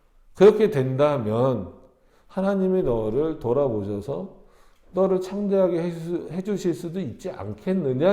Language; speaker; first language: Korean; native; Korean